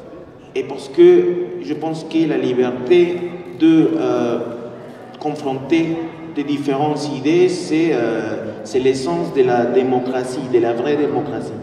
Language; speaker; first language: French; non-native, fluent; Spanish